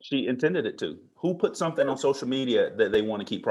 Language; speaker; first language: English; native; English